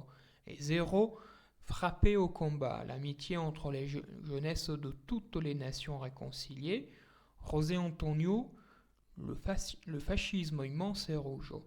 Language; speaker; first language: French; native; French